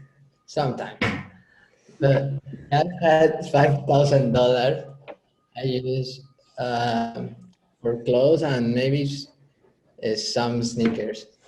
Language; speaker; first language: English; non-native, learner; Spanish